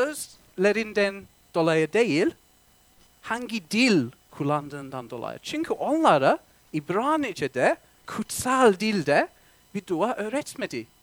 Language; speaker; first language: Turkish; non-native, fluent; English